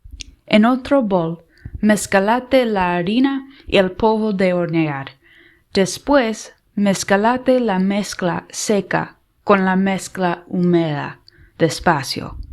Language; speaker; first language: Spanish; non-native, learner; English